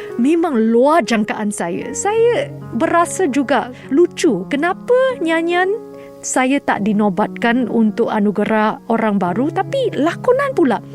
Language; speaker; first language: Malay; non-native, local second language; Chinese